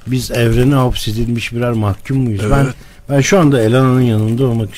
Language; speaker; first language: Turkish; native; Turkish